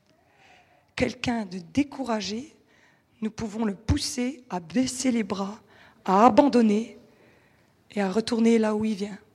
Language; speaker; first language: French; native; French